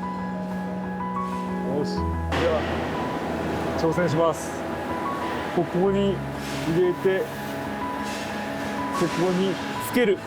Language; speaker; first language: Japanese; native; Japanese